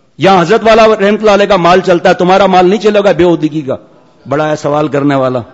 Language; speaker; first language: Urdu; non-native, local second language; Memoni